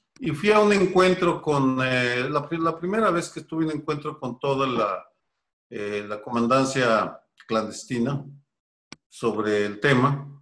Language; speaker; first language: Spanish; native; Spanish